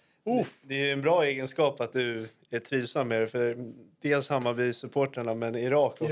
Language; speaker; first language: Swedish; native; Swedish